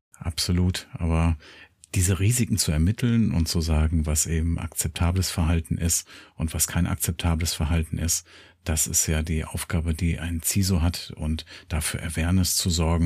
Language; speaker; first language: German; native; German